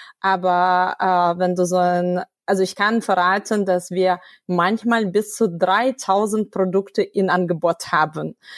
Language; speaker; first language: German; non-native, fluent; Russian